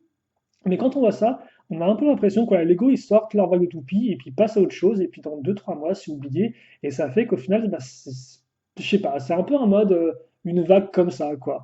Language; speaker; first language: French; native; French